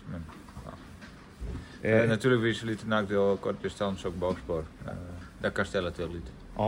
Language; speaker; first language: Swedish; non-native, fluent; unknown